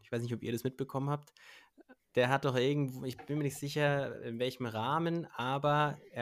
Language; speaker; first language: German; native; German